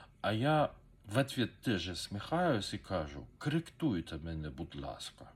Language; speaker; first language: Ukrainian; non-native, learner; Persian